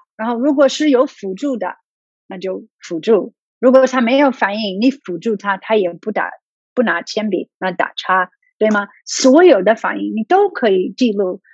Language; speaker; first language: Chinese; non-native, fluent; English